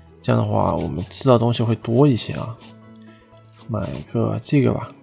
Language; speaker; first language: Chinese; native; Chinese